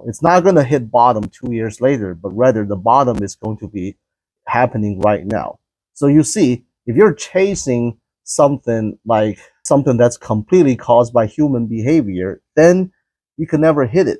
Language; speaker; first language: English; non-native, fluent; Chinese